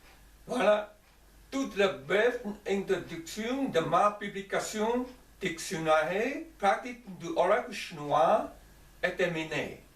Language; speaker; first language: French; non-native, learner; Chinese